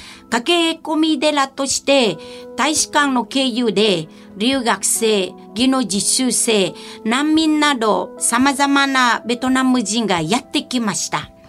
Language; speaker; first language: Japanese; non-native, fluent; Vietnamese